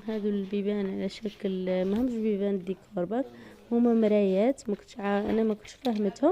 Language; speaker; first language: Arabic; native; Arabic